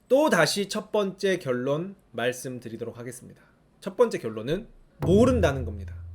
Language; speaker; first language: Korean; native; Korean